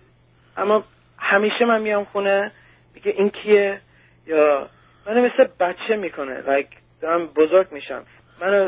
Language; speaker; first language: Persian; early bilingual, heritage; Persian